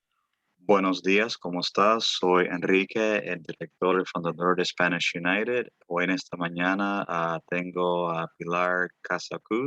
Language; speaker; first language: Spanish; early bilingual, heritage; Spanish